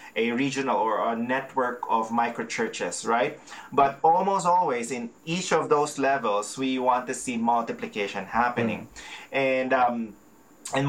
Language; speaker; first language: English; non-native, local second language; Filipino